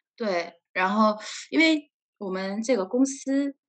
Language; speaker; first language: Chinese; non-native, fluent; Korean